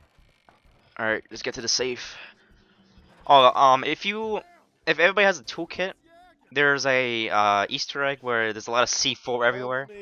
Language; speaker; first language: English; non-native, fluent; Swedish